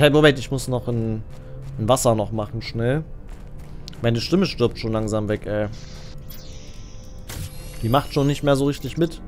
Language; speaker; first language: German; native; German